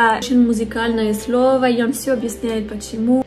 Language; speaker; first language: Russian; non-native, fluent; French